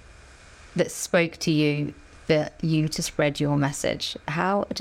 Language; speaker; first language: English; native; English